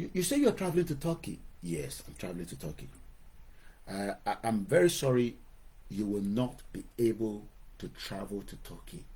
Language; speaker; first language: English; non-native, local second language; Yoruba